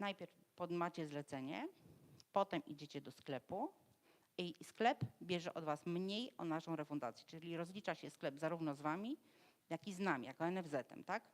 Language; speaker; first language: Polish; native; Polish